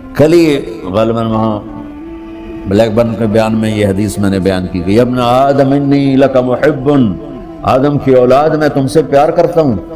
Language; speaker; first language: Urdu; non-native, local second language; Punjabi